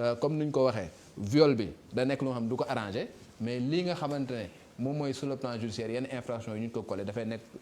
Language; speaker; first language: Wolof; native; Wolof